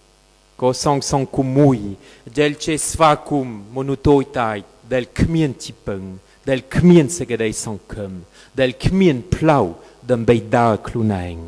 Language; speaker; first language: Khmer; non-native, fluent; French